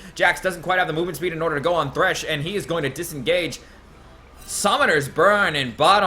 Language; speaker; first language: English; native; English